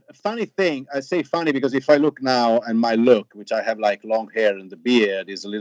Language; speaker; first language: English; non-native, fluent; Italian